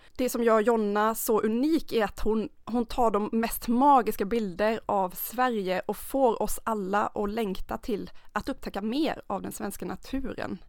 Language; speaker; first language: Swedish; native; Swedish